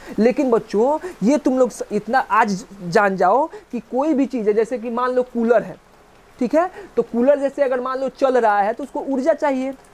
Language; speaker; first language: Hindi; native; Hindi